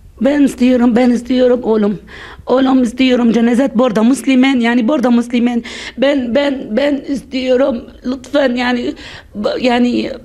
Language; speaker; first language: Turkish; non-native, learner; Arabic